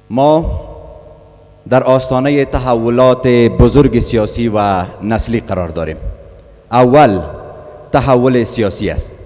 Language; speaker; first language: Persian; native; Persian